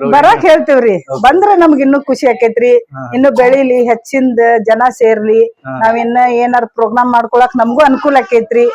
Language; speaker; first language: Kannada; native; Kannada